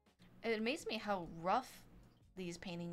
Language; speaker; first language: English; native; English